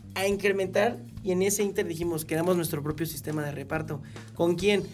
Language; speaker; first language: Spanish; native; Spanish